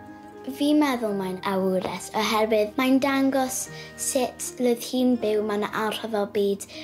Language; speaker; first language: Welsh; non-native, local second language; English